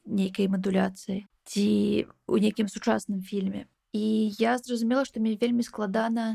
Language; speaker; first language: Belarusian; non-native, local second language; Russian